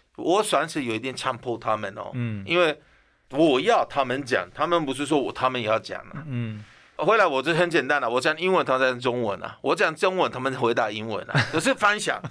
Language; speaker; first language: Chinese; non-native, fluent; Persian